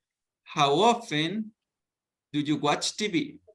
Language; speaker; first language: English; non-native, fluent; Spanish